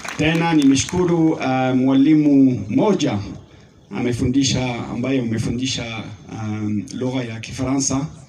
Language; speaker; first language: Swahili; non-native, learner; French